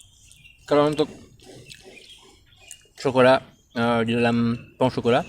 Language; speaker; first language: Indonesian; non-native, fluent; French